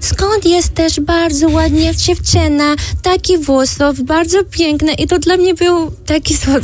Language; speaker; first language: Polish; non-native, learner; Arabic